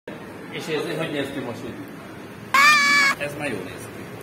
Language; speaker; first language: Hungarian; non-native, learner; Vietnamese